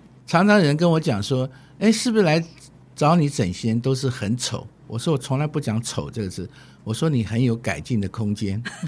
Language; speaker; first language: Chinese; native; Chinese